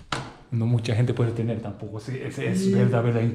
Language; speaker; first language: Spanish; non-native, learner; Japanese